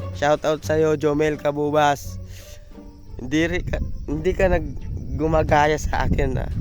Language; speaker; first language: Filipino; non-native, local second language; Waray